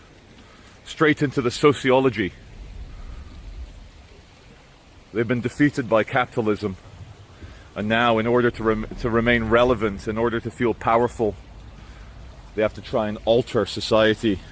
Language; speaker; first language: English; native; English